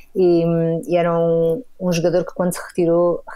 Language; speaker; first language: Portuguese; native; Portuguese